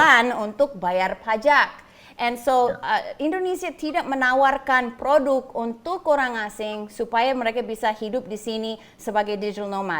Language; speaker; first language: Indonesian; non-native, fluent; English